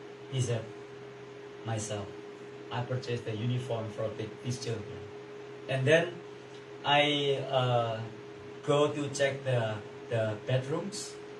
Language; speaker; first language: English; non-native, fluent; Indonesian